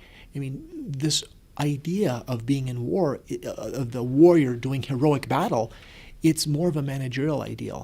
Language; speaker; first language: English; native; English